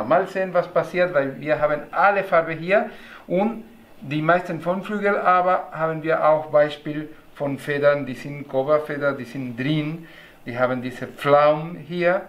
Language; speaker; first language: German; non-native, learner; Spanish